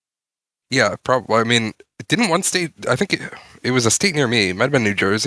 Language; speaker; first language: English; native; English